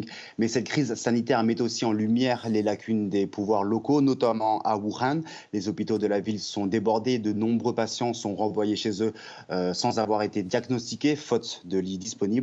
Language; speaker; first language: French; native; French